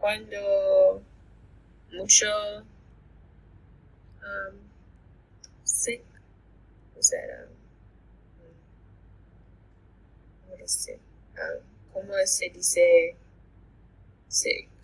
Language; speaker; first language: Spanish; non-native, learner; English